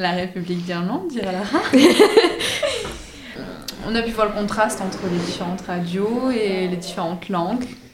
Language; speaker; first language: French; native; French